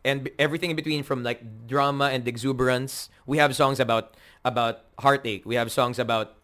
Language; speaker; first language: English; non-native, local second language; Filipino